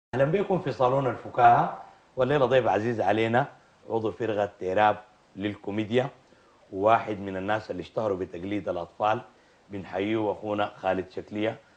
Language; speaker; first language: Arabic; native; Arabic